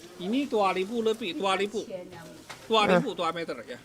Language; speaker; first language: Indonesian; non-native, learner; Chinese